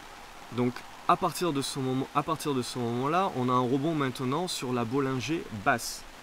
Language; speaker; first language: French; native; French